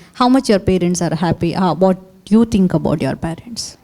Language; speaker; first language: English; non-native, local second language; Kannada